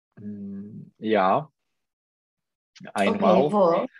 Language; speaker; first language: German; non-native, learner; Czech